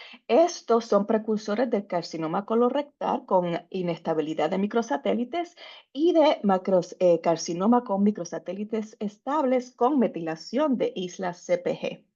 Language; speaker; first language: Spanish; native; Spanish